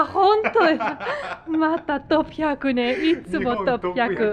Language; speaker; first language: Japanese; non-native, learner; Spanish